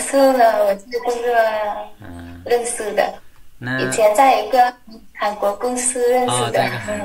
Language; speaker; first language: Chinese; non-native, learner; Vietnamese